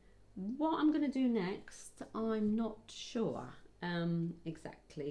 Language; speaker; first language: English; native; English